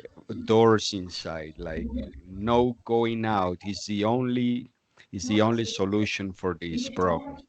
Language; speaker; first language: English; non-native, fluent; Spanish